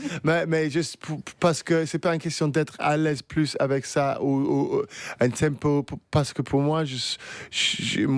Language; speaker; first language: French; non-native, fluent; English